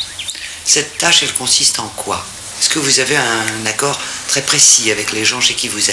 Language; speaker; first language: French; native; French